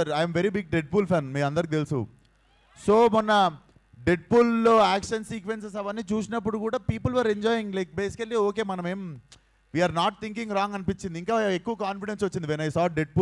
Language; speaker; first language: Telugu; native; Telugu